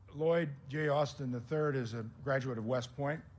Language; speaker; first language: English; native; English